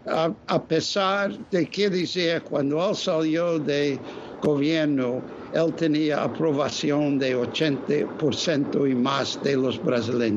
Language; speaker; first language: Spanish; non-native, fluent; English